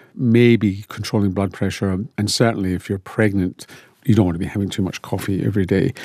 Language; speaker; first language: English; native; English